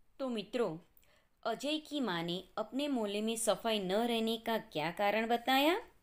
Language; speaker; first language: Hindi; non-native, local second language; Gujarati